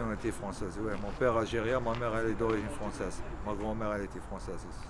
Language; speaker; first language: French; non-native, local second language; Arabic